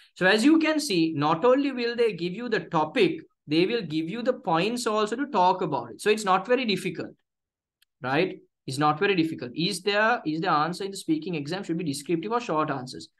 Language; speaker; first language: English; non-native, local second language; Sinhala